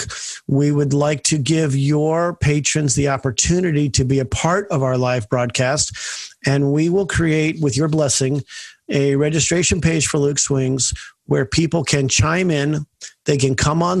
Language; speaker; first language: English; native; English